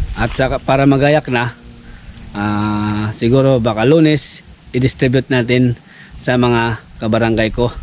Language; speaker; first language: Filipino; native; Filipino